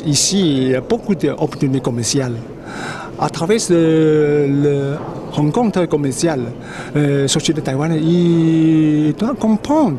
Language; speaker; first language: French; non-native, learner; Chinese